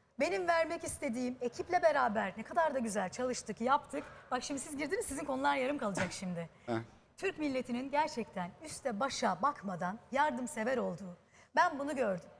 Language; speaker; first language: Turkish; native; Turkish